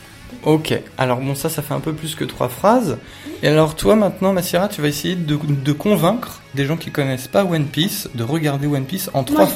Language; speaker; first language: French; native; French